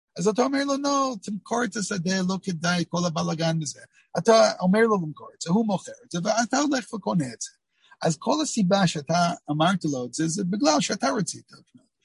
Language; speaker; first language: Hebrew; non-native, fluent; English